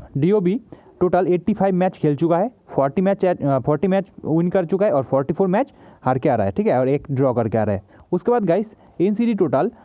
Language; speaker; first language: Hindi; native; Hindi